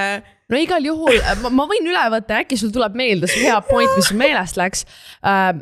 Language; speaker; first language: Estonian; native; Estonian